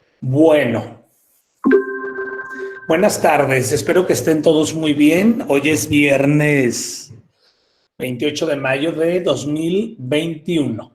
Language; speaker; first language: Spanish; native; Spanish